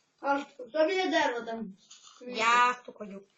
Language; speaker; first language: Ukrainian; native; Ukrainian